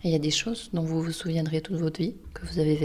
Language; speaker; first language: French; native; French